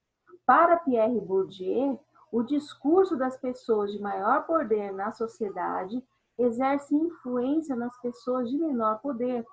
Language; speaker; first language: Portuguese; native; Portuguese